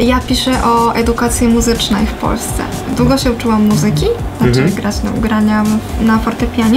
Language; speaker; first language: Polish; non-native, fluent; Japanese